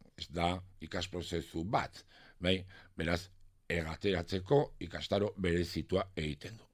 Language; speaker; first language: Basque; non-native, local second language; French